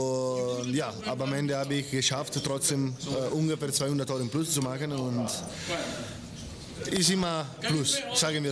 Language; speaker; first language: German; non-native, fluent; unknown